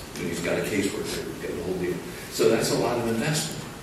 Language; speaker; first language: English; native; English